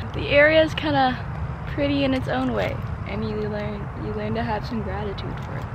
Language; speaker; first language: English; native; English